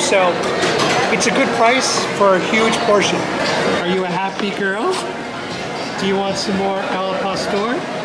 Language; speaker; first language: English; native; English